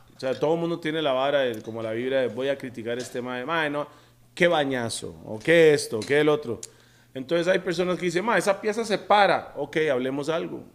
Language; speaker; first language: Spanish; native; Spanish